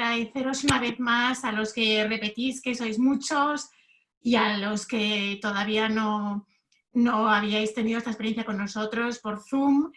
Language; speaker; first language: Spanish; native; Spanish